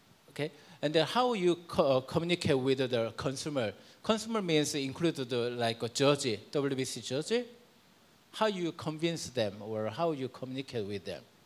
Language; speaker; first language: English; non-native, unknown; Korean